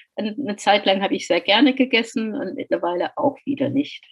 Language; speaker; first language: German; non-native, fluent; English